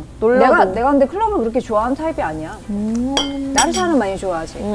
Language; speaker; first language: Korean; native; Korean